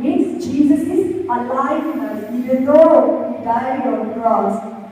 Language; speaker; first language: English; non-native, local second language; Telugu